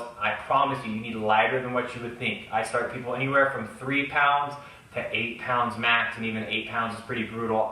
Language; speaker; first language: English; native; English